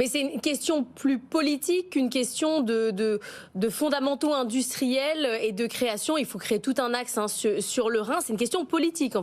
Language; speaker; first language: French; native; French